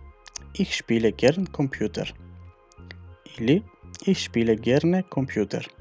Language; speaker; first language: German; non-native, fluent; Macedonian